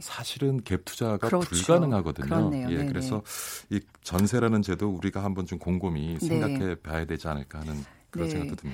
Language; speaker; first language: Korean; native; Korean